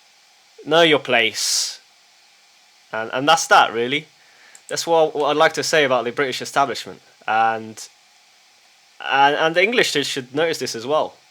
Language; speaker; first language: English; early bilingual, heritage; English